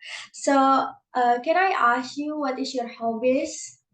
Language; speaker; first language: English; non-native, learner; Indonesian